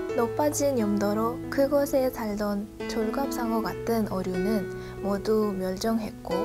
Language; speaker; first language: Korean; non-native, fluent; Uzbek